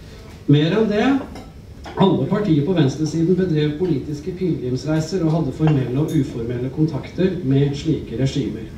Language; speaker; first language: Norwegian; native; Norwegian